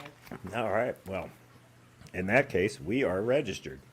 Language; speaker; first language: English; native; English